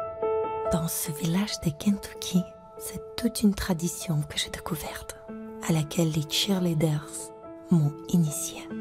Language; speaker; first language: French; non-native, fluent; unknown